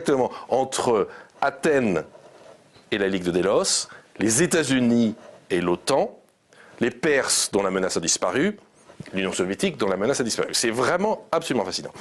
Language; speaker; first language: French; native; French